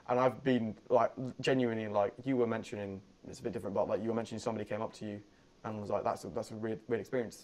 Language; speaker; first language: English; native; English